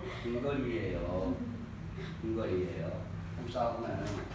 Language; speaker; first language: Korean; non-native, fluent; Vietnamese